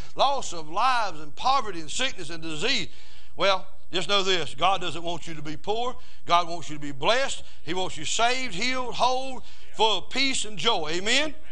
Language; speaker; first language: English; native; English